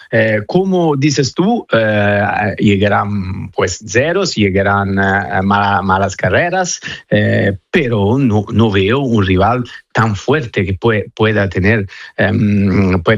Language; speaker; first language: Spanish; non-native, fluent; Italian